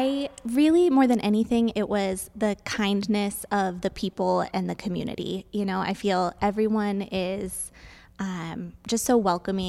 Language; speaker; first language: English; native; English